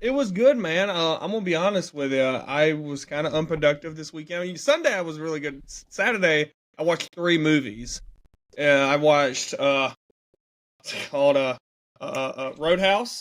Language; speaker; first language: English; native; English